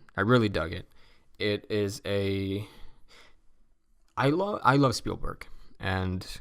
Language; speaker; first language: English; native; English